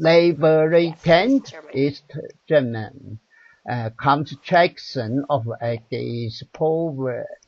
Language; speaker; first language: English; non-native, learner; Chinese